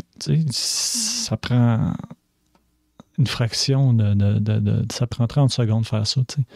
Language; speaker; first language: French; native; French